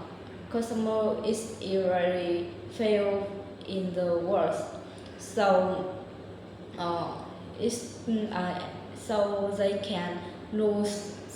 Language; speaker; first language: English; non-native, learner; Vietnamese